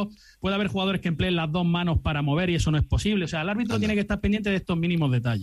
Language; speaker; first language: Spanish; native; Spanish